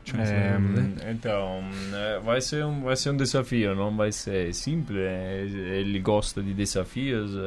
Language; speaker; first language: Portuguese; non-native, fluent; Italian